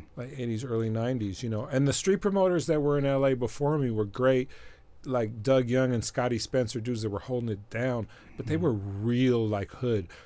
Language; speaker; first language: English; native; English